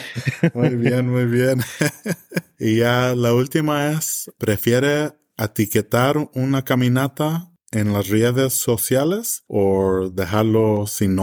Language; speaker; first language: Spanish; early bilingual, heritage; English